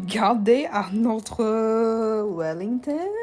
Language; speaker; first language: French; non-native, learner; English